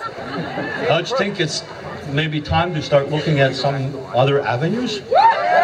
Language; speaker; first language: English; native; English